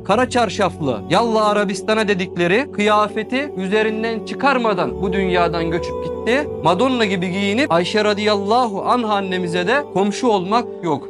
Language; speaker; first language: Turkish; native; Turkish